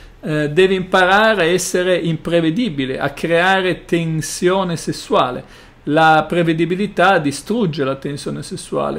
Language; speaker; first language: Italian; native; Italian